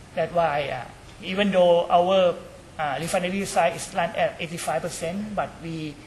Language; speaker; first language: English; non-native, learner; Thai